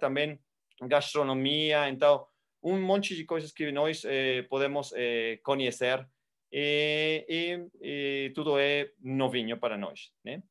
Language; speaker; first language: Portuguese; non-native, fluent; Spanish